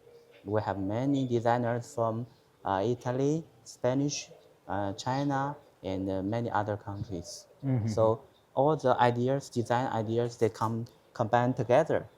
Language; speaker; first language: English; non-native, learner; Chinese